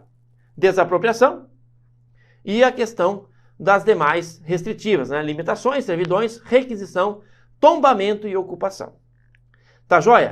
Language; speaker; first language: Portuguese; native; Portuguese